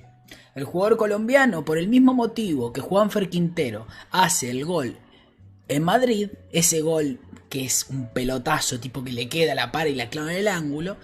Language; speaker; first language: Spanish; native; Spanish